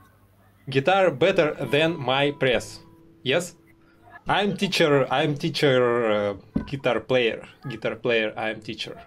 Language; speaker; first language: English; non-native, learner; Russian